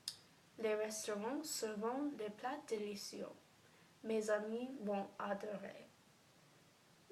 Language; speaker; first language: French; non-native, learner; English